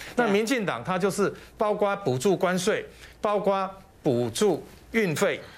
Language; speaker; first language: Chinese; native; Chinese